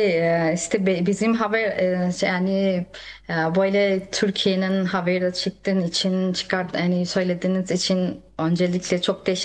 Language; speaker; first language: Turkish; non-native, learner; Nepali